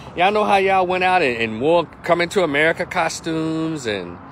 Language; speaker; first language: English; native; English